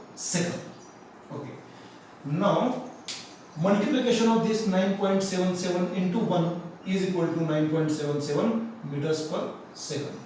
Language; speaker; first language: English; non-native, local second language; Marathi